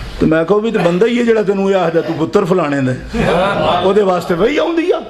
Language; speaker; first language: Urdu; non-native, local second language; Punjabi